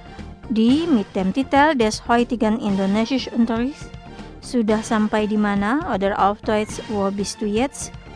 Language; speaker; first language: German; non-native, fluent; Indonesian